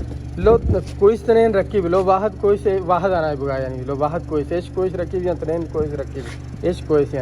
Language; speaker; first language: Arabic; non-native, learner; Urdu